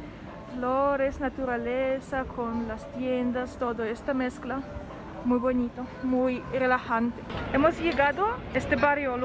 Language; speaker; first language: Spanish; non-native, fluent; Russian